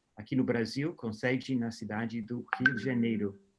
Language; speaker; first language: Portuguese; non-native, fluent; English